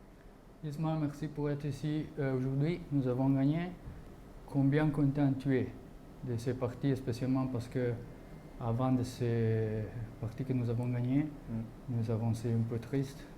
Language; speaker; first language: French; non-native, learner; English